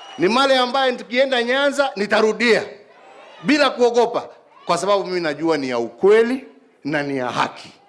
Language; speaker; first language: Swahili; non-native, local second language; Kikuyu